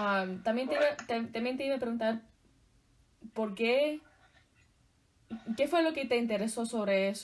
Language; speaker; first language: Spanish; early bilingual, heritage; Spanish